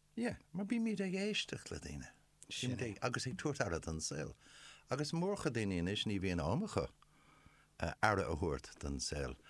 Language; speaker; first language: Irish; non-native, local second language; English